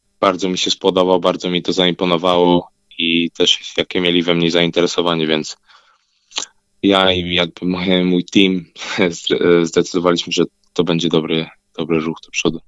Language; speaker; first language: Polish; early bilingual, heritage; Polish